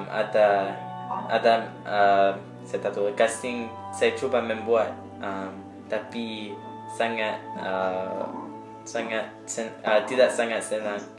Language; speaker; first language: Indonesian; non-native, learner; English